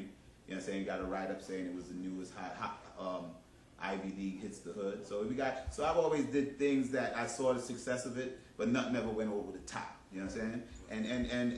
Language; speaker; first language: English; native; English